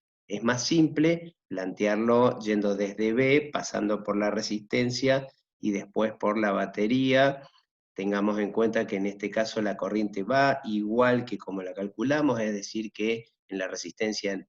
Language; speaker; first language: Spanish; native; Spanish